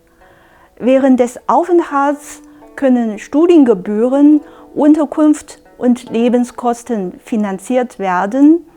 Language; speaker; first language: German; non-native, fluent; Chinese